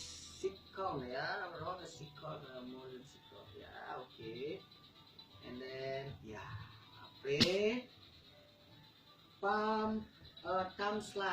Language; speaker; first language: English; non-native, learner; Indonesian